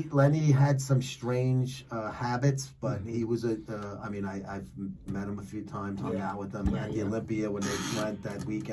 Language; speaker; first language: English; native; English